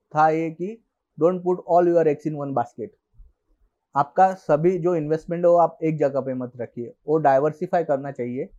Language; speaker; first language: Hindi; non-native, local second language; Marathi